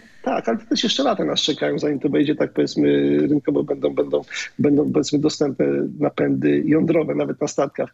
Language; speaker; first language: Polish; native; Polish